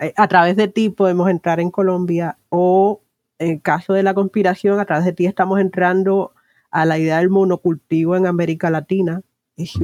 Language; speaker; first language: Spanish; native; Spanish